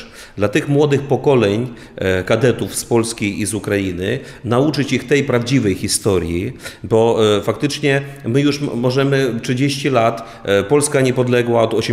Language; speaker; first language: Polish; non-native, fluent; Ukrainian